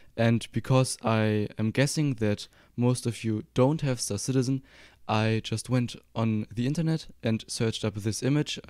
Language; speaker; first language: English; non-native, fluent; German